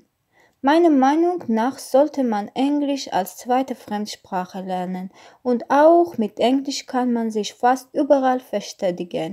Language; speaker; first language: German; non-native, learner; Armenian